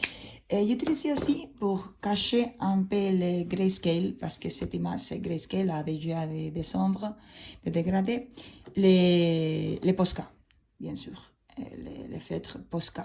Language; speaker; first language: French; non-native, fluent; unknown